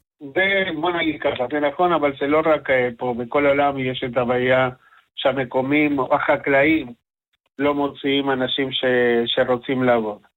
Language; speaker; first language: Hebrew; non-native, fluent; Spanish